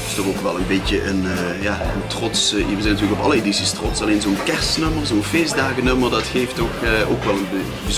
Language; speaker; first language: Dutch; native; Dutch